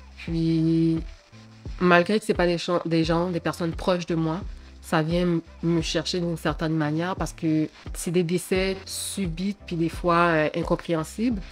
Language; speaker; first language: French; early bilingual, other home language; Haitian Creole